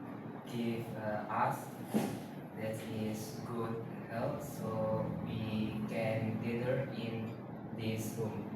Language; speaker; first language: English; non-native, learner; Indonesian